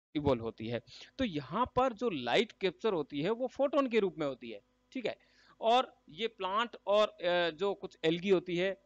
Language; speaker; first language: Hindi; native; Hindi